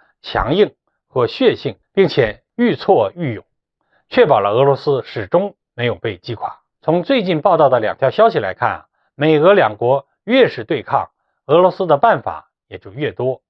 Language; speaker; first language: Chinese; native; Chinese